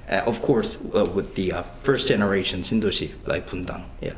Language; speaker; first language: English; non-native, fluent; Korean